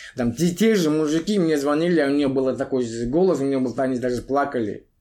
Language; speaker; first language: Russian; non-native, local second language; Kazakh